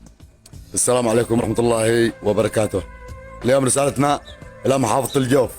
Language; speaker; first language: Arabic; native; Arabic